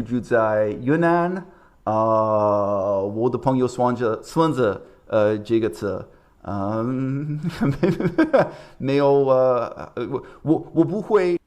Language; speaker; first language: Chinese; non-native, learner; English